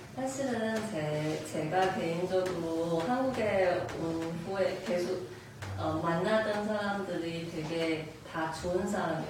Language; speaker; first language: Korean; non-native, fluent; Chinese